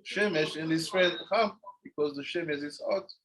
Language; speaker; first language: English; non-native, fluent; French